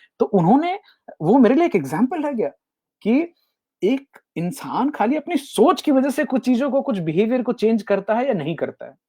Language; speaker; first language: Hindi; native; Hindi